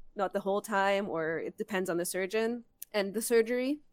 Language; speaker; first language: English; non-native, fluent; German